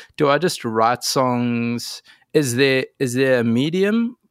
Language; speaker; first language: English; native; English